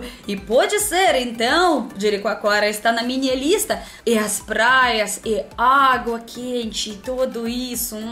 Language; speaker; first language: Portuguese; non-native, learner; Russian